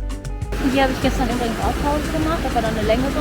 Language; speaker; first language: German; native; German